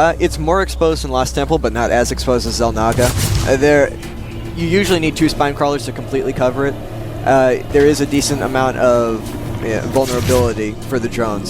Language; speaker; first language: English; native; English